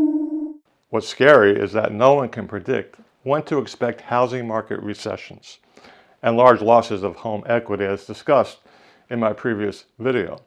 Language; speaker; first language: English; native; English